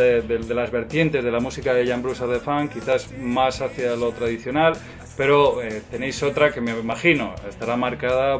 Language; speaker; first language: Spanish; native; Spanish